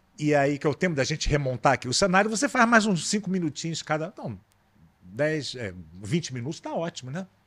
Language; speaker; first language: Portuguese; native; Portuguese